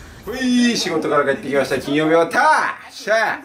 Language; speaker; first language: Japanese; native; Japanese